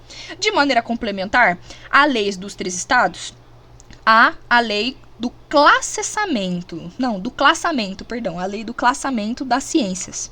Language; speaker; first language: Portuguese; native; Portuguese